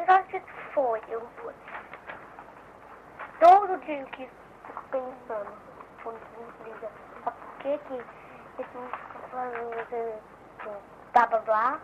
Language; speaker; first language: Portuguese; early bilingual, heritage; Portuguese